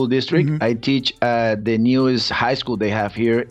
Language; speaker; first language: English; non-native, fluent; Spanish